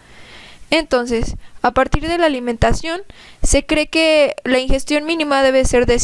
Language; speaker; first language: Spanish; native; Spanish